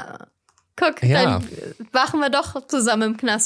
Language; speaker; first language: German; native; German